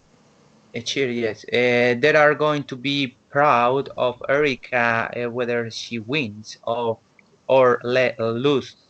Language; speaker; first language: English; non-native, learner; Spanish